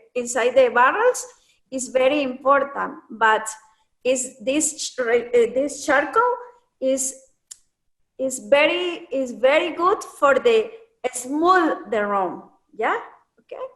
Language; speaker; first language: English; non-native, learner; Spanish